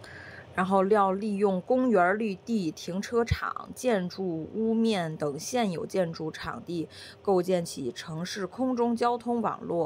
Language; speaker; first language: Chinese; native; Chinese